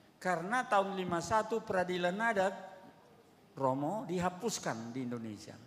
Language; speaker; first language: Indonesian; non-native, local second language; Batak Toba